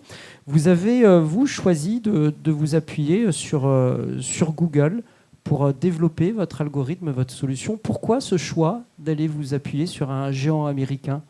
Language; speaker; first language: French; native; French